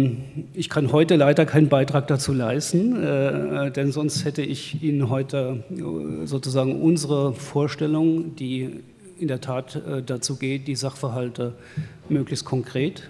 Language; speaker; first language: German; native; German